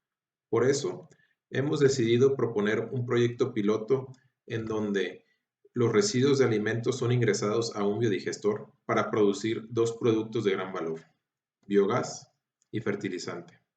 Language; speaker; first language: Spanish; native; Spanish